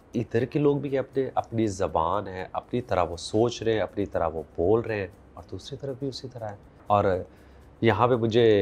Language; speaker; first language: Urdu; native; Urdu